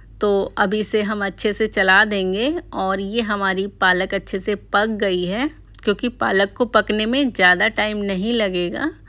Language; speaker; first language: Hindi; native; Hindi